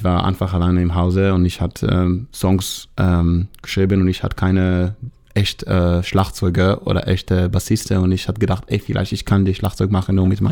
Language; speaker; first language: German; non-native, learner; Hebrew